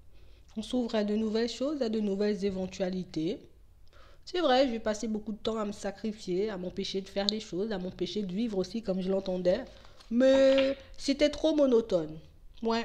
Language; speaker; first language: French; native; French